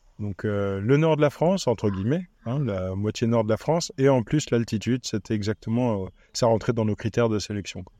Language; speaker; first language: French; native; French